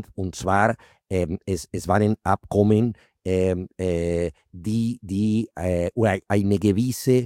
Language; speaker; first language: German; non-native, fluent; Spanish